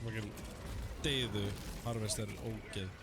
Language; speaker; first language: Icelandic; native; Icelandic